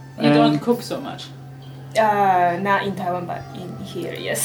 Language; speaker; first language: English; non-native, learner; Chinese